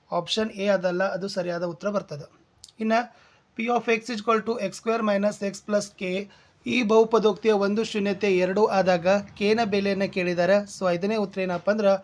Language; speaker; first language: Kannada; native; Kannada